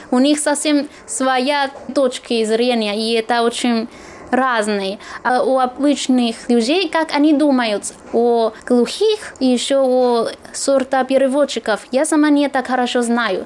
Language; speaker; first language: Russian; non-native, fluent; Chinese